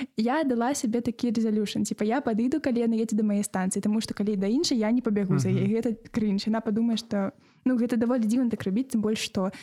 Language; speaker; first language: Belarusian; native; Belarusian